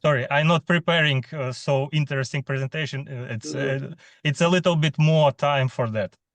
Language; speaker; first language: English; non-native, learner; Ukrainian